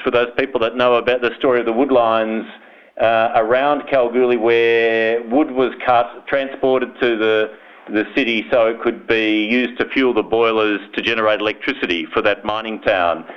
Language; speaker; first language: English; native; English